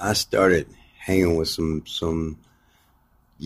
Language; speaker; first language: English; native; English